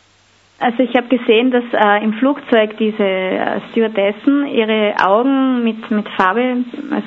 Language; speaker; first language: German; native; German